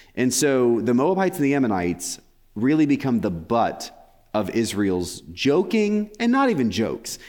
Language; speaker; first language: English; native; English